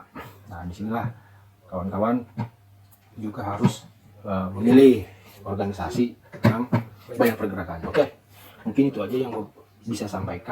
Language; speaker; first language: Indonesian; native; Indonesian